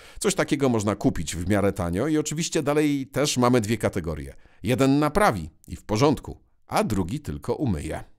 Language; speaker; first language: Polish; native; Polish